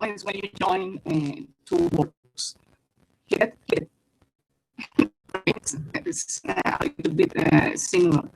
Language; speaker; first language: English; non-native, learner; Spanish